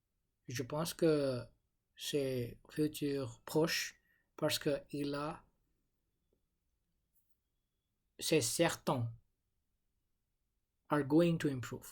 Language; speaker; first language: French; non-native, learner; English